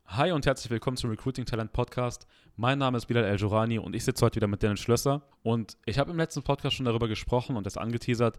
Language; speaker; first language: German; early bilingual, other home language; Arabic